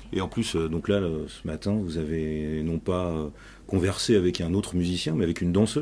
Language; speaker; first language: French; native; French